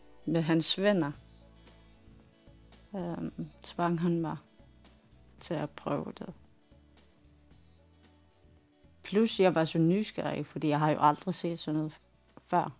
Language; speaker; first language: Danish; non-native, local second language; Kalaallisut